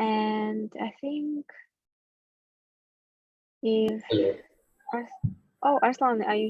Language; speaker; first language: English; non-native, fluent; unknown